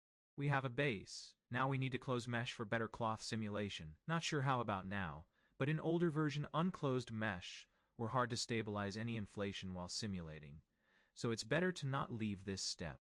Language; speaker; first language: English; non-native, fluent; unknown